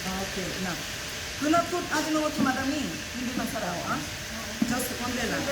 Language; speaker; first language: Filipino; non-native, learner; Korean